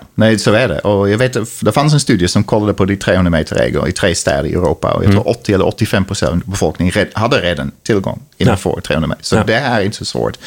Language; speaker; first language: Swedish; non-native, fluent; Dutch